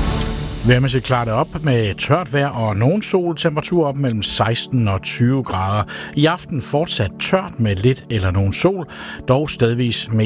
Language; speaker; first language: Danish; native; Danish